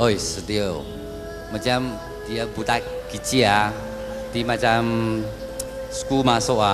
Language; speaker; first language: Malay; non-native, local second language; Chinese